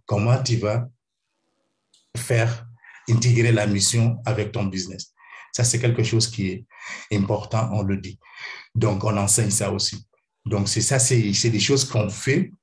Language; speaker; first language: French; non-native, fluent; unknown